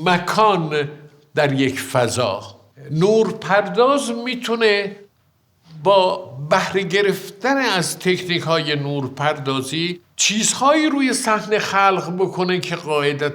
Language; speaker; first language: Persian; native; Persian